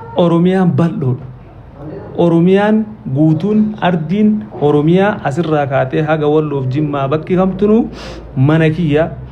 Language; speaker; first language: Oromo; native; Oromo